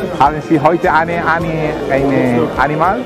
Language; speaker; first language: German; non-native, learner; Spanish